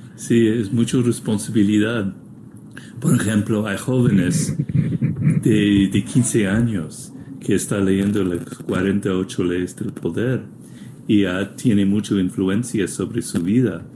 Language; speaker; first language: Spanish; non-native, fluent; English